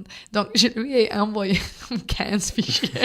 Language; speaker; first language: French; non-native, fluent; English